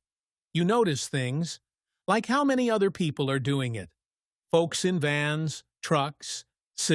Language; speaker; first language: English; native; English